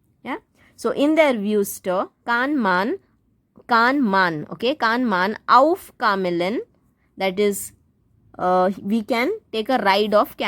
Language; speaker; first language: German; non-native, learner; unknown